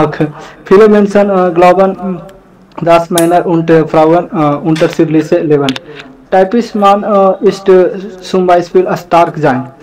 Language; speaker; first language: German; non-native, learner; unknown